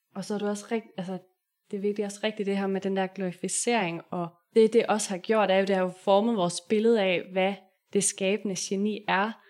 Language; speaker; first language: Danish; native; Danish